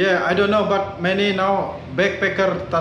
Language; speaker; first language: English; non-native, learner; Indonesian